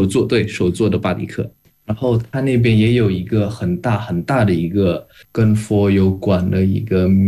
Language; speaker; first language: Chinese; non-native, fluent; Indonesian